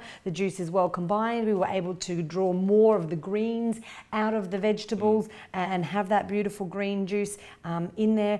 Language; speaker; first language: English; native; English